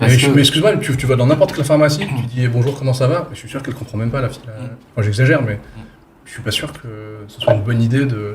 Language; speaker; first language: French; native; French